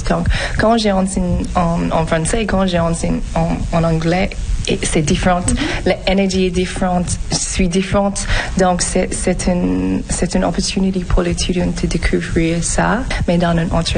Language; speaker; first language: French; non-native, fluent; English